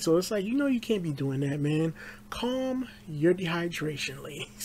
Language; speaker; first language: English; native; English